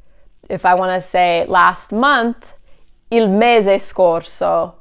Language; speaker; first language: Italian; non-native, fluent; English